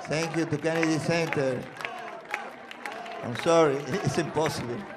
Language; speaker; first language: English; non-native, learner; Spanish